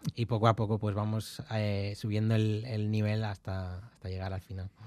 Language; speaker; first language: Spanish; native; Spanish